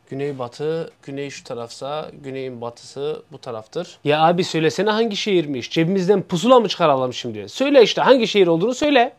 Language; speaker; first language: Turkish; native; Turkish